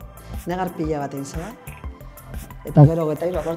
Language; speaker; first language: Basque; native; Basque